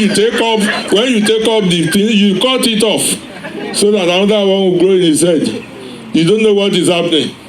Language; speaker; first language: English; non-native, local second language; Yoruba